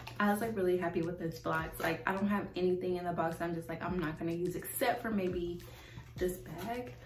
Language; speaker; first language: English; native; English